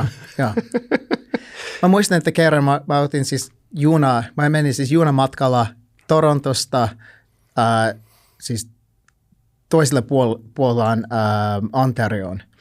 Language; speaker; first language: Finnish; non-native, learner; English